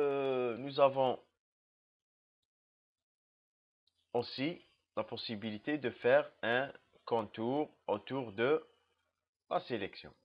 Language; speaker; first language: French; non-native, local second language; Arabic